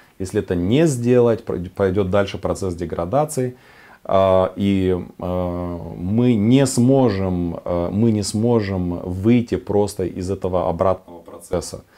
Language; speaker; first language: Russian; non-native, local second language; Romanian